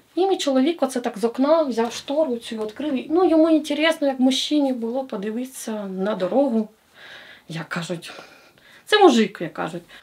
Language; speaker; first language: Ukrainian; native; Ukrainian